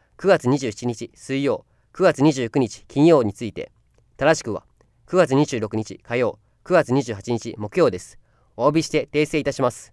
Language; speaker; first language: Japanese; native; Japanese